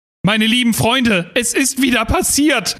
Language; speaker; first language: German; native; German